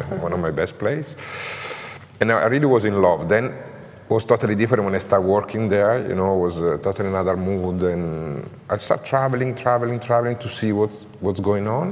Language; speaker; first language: English; non-native, learner; Italian